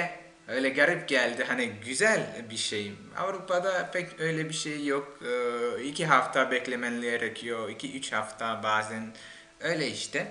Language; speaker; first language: Turkish; non-native, fluent; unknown